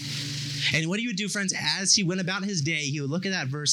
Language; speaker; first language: English; native; English